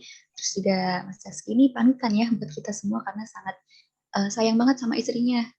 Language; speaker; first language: Indonesian; native; Indonesian